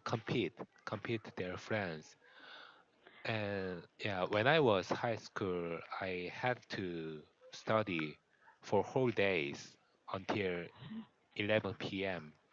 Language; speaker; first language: English; non-native, learner; Korean